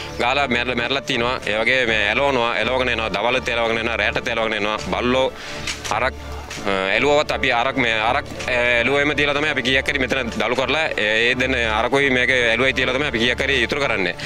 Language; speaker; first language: Sinhala; non-native, local second language; Tamil